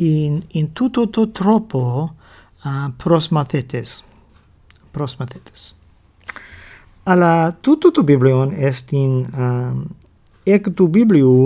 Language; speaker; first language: Greek; non-native, learner; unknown